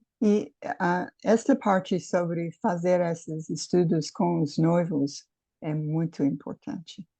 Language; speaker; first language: Portuguese; non-native, fluent; English